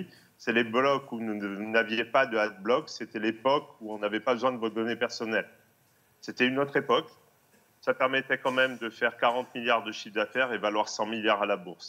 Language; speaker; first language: French; native; French